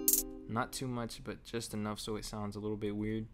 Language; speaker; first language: English; native; English